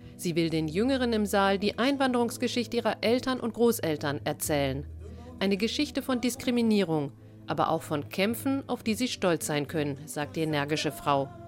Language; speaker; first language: German; native; German